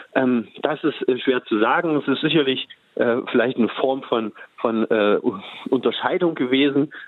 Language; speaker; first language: German; native; German